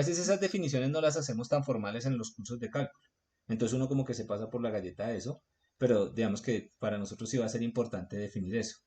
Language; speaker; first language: Spanish; native; Spanish